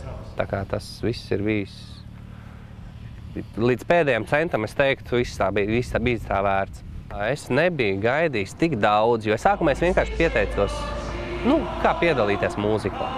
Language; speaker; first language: Latvian; native; Latvian